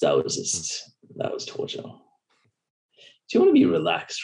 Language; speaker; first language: English; native; English